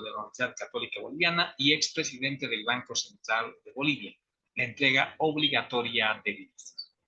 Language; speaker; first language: Spanish; native; Spanish